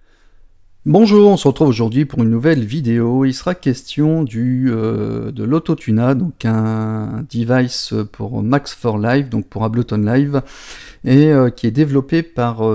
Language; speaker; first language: French; native; French